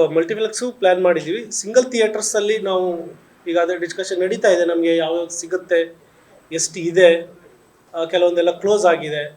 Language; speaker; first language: Kannada; native; Kannada